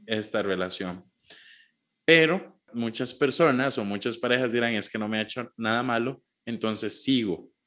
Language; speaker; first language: Spanish; native; Spanish